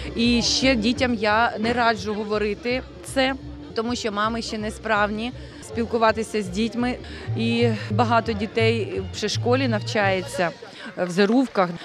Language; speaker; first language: Ukrainian; native; Ukrainian